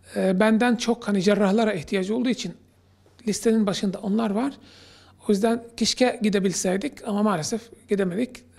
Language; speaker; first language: Turkish; non-native, fluent; Arabic